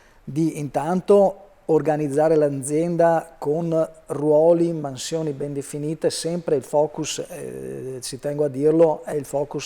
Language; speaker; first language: Italian; native; Italian